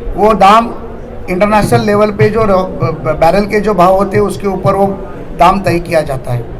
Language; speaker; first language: Hindi; non-native, local second language; Marathi